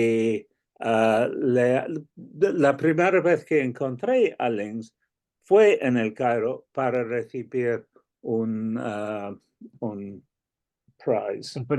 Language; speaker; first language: Spanish; non-native, fluent; English